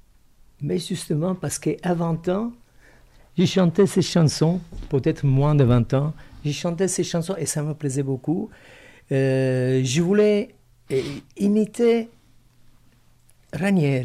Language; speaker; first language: French; non-native, fluent; Italian